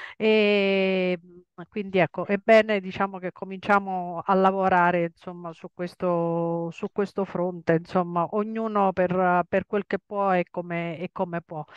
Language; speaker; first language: Italian; native; Italian